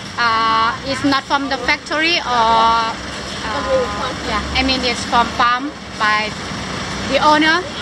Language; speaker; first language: English; non-native, local second language; Thai